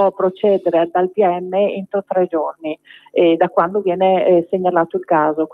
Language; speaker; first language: Italian; native; Italian